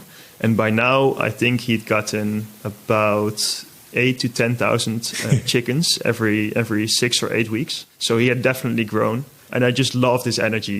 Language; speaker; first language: English; non-native, fluent; Dutch